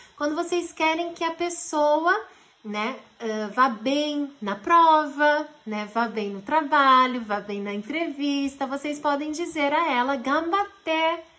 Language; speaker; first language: Portuguese; early bilingual, heritage; Japanese